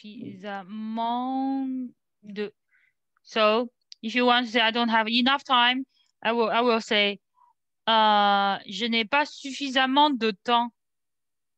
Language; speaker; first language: French; non-native, fluent; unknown